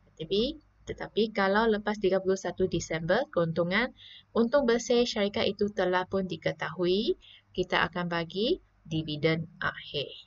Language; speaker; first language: Malay; non-native, local second language; Chinese